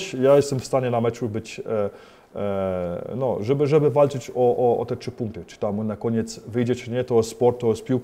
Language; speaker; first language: Polish; early bilingual, heritage; Polish